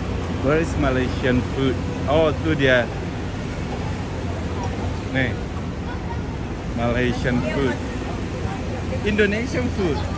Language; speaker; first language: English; non-native, learner; Indonesian